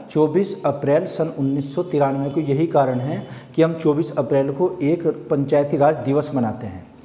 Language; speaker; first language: Hindi; native; Hindi